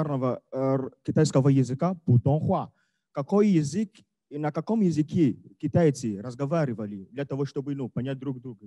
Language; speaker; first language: Russian; non-native, fluent; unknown